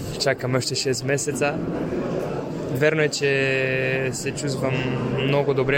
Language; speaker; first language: Bulgarian; non-native, fluent; Romanian